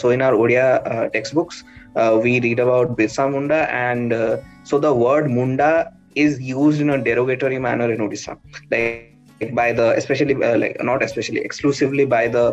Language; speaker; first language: English; non-native, local second language; Odia